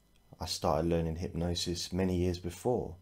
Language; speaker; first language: English; native; English